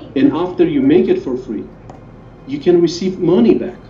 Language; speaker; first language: English; non-native, fluent; Portuguese